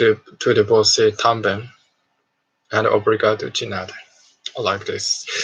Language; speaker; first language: Portuguese; non-native, learner; Japanese